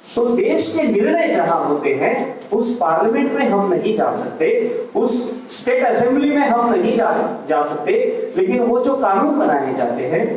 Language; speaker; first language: Hindi; non-native, local second language; Marathi